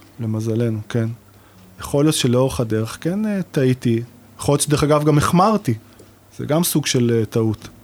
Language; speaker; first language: Hebrew; native; Hebrew